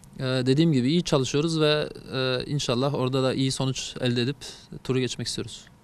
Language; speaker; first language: Turkish; early bilingual, heritage; Turkish